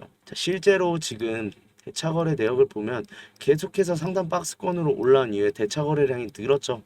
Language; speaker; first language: Korean; native; Korean